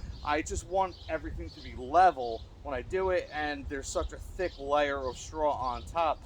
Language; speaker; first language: English; native; English